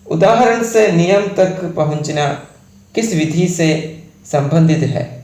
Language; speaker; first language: Hindi; non-native, local second language; Malayalam